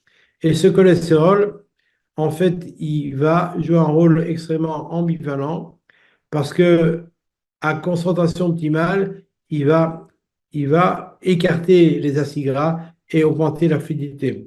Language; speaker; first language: French; native; French